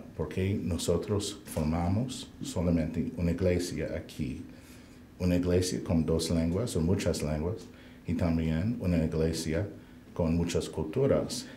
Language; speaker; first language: Spanish; non-native, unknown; English